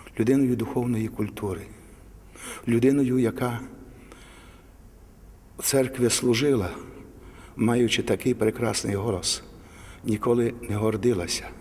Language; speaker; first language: Ukrainian; native; Ukrainian